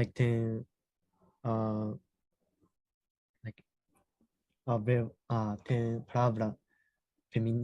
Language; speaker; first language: Portuguese; non-native, learner; Japanese